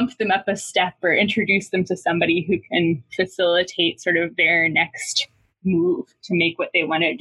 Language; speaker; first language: English; native; English